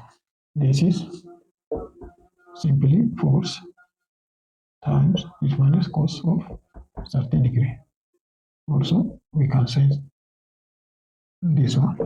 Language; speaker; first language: English; non-native, local second language; Oromo